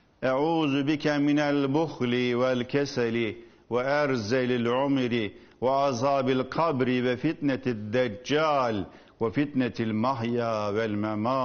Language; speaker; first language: Turkish; native; Turkish